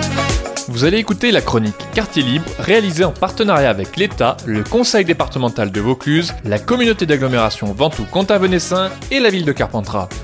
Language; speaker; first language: French; native; French